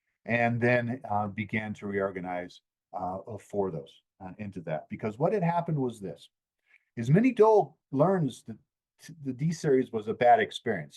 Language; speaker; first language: English; native; English